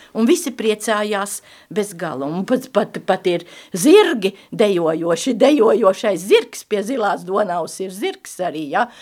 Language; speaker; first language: Latvian; native; Latvian